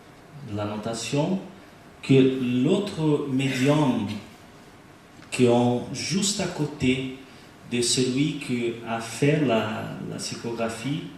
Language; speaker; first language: French; non-native, learner; Portuguese